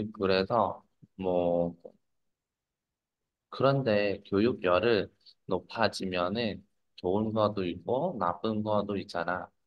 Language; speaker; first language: Korean; non-native, fluent; Vietnamese